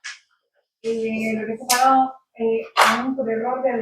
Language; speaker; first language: Spanish; native; Spanish